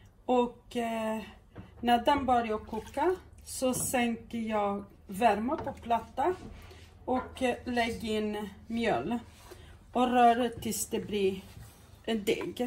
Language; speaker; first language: Swedish; non-native, fluent; Portuguese